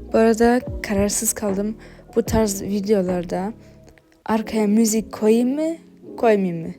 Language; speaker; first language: Turkish; early bilingual, heritage; Turkish